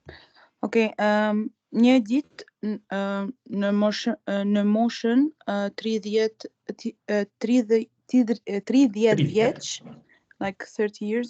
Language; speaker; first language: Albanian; non-native, learner; Arabic